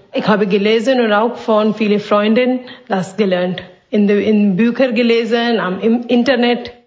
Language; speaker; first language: German; non-native, fluent; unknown